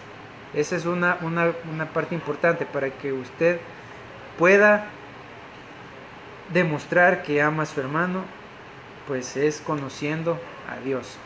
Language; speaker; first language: Spanish; native; Spanish